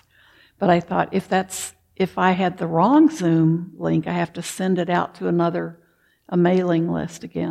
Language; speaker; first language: English; native; English